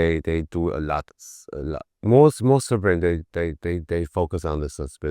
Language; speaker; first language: English; non-native, learner; Chinese